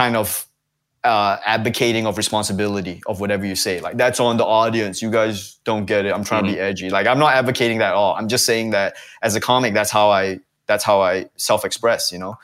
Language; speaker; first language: English; native; English